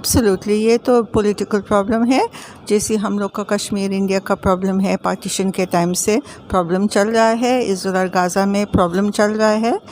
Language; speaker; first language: Hindi; non-native, local second language; English